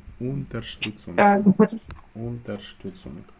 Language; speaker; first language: German; non-native, fluent; Ukrainian